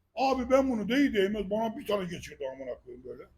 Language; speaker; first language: Turkish; native; Turkish